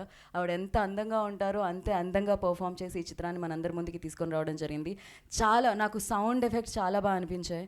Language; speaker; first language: Telugu; native; Telugu